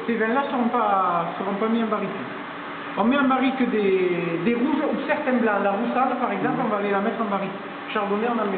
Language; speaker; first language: French; native; French